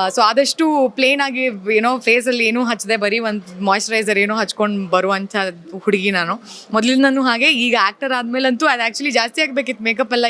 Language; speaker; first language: Kannada; native; Kannada